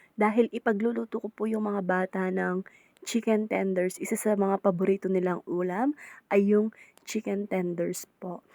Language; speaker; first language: Filipino; native; Filipino